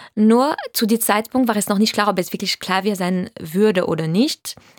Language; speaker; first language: German; non-native, fluent; French